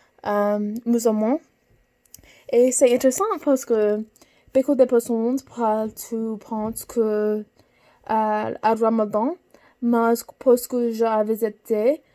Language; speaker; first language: French; non-native, learner; English